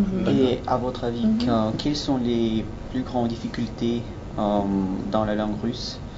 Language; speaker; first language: French; non-native, learner; Russian